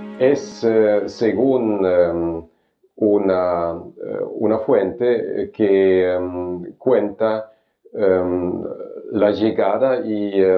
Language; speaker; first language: Spanish; non-native, fluent; German